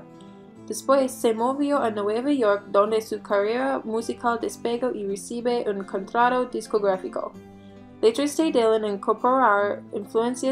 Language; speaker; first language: Spanish; non-native, learner; English